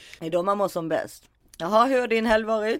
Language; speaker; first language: Swedish; native; Swedish